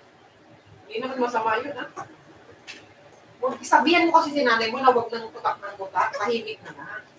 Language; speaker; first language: Filipino; native; Filipino